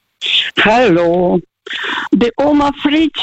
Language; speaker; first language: German; non-native, fluent; Russian